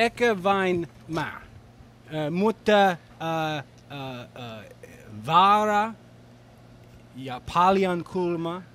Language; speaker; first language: Finnish; non-native, learner; English